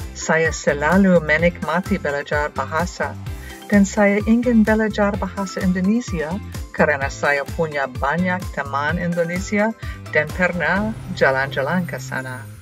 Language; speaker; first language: Indonesian; non-native, learner; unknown